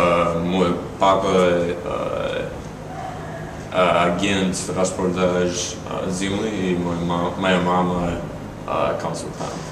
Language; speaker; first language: Russian; non-native, learner; English